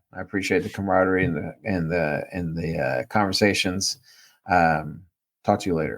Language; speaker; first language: English; native; English